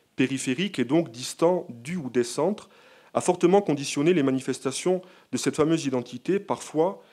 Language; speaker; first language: French; native; French